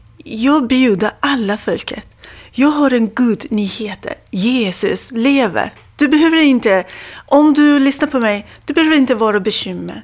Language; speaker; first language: Swedish; non-native, fluent; Persian